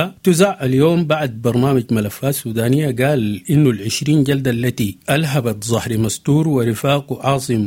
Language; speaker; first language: Arabic; native; Arabic